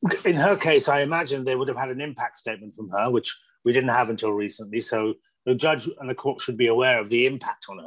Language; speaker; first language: English; native; English